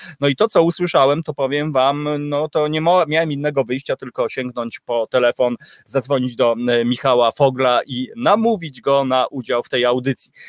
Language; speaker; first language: Polish; native; Polish